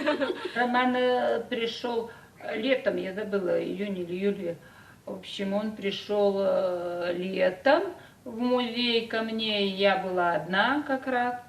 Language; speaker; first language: Russian; native; Russian